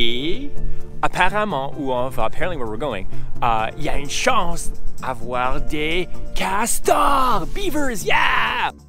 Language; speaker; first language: French; non-native, local second language; English